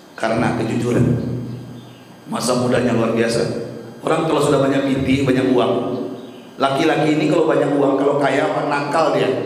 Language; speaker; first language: Indonesian; native; Indonesian